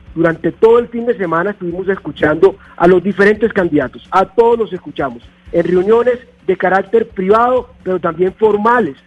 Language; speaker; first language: Spanish; native; Spanish